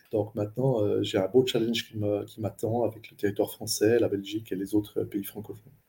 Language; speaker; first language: French; native; French